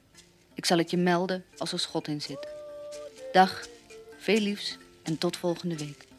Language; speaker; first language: Dutch; native; Dutch